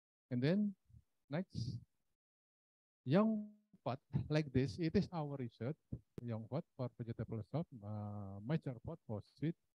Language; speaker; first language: English; non-native, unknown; Indonesian